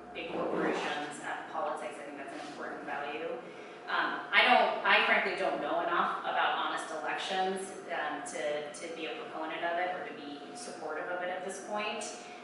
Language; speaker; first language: English; native; English